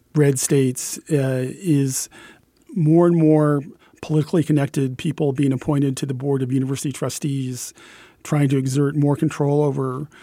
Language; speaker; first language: English; native; English